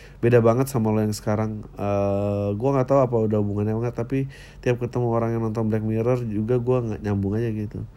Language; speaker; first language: Indonesian; native; Indonesian